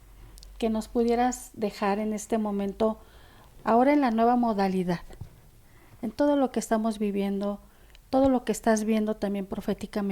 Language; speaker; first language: Spanish; native; Spanish